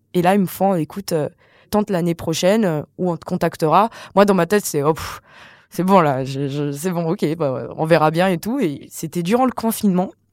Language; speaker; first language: French; non-native, local second language; Malagasy